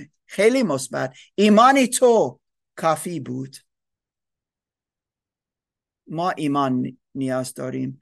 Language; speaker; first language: Persian; non-native, learner; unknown